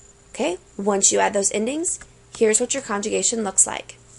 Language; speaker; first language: English; native; English